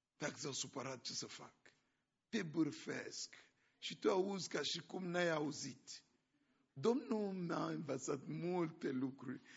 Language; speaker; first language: Romanian; non-native, fluent; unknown